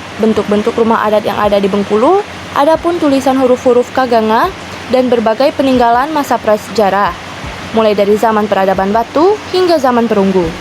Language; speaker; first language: Indonesian; native; Indonesian